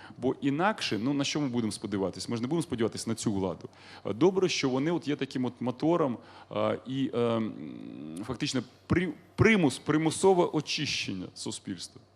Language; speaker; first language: Ukrainian; native; Ukrainian